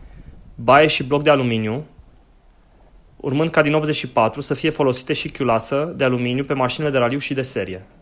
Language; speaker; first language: Romanian; native; Romanian